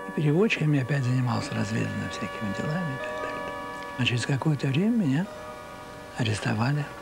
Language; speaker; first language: Russian; native; Russian